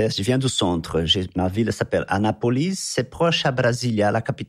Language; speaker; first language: French; non-native, fluent; Portuguese